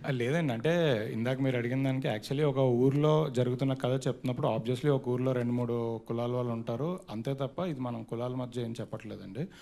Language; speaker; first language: Telugu; native; Telugu